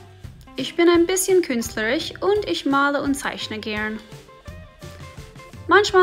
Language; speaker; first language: German; non-native, fluent; English